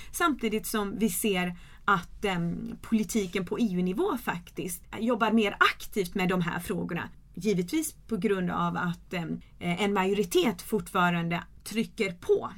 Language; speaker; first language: Swedish; early bilingual, other home language; Kurdish